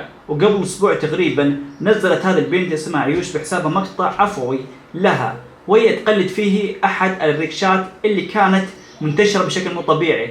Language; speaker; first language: Arabic; native; Arabic